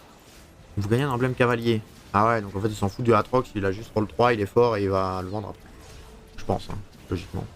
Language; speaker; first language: French; native; French